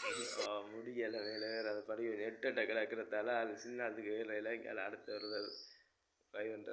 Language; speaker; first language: Tamil; native; Tamil